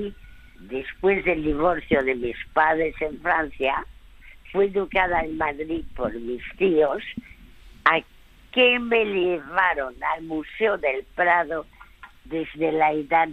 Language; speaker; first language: Spanish; early bilingual, other home language; French